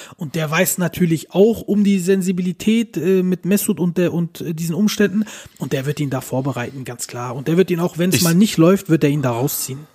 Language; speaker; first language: German; early bilingual, other home language; Turkish